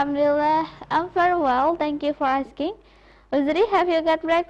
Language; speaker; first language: English; non-native, fluent; Indonesian